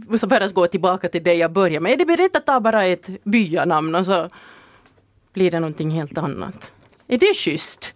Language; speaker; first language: Swedish; native; Swedish